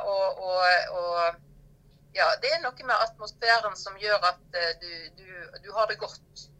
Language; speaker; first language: Norwegian; native; Norwegian